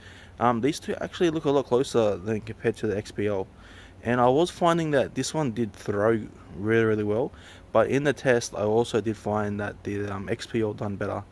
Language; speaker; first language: English; native; English